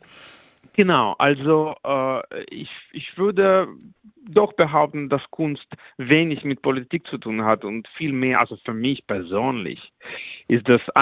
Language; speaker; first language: German; non-native, fluent; Russian